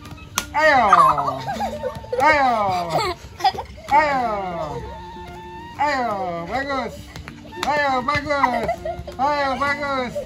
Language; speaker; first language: Indonesian; non-native, learner; Dutch